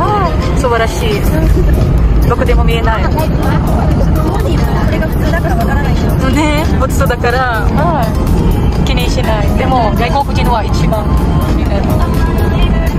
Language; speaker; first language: Japanese; non-native, learner; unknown